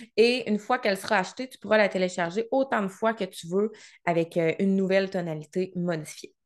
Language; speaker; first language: French; native; French